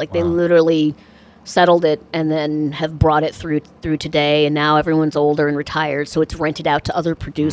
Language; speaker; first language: English; native; English